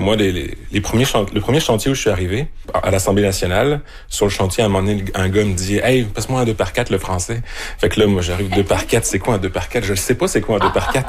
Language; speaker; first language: French; native; French